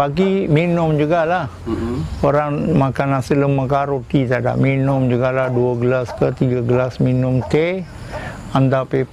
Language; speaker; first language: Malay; non-native, local second language; Tamil